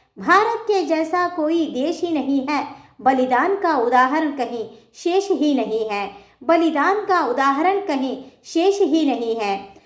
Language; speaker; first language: Hindi; non-native, local second language; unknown